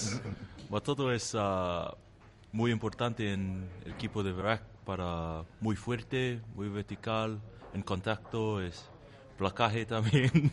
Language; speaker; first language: Spanish; non-native, learner; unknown